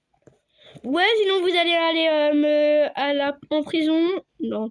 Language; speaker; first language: French; native; French